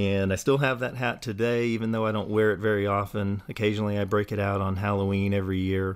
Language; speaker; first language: English; native; English